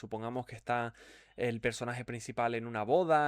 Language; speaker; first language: Spanish; native; Spanish